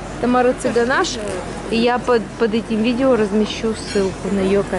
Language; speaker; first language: Russian; native; Russian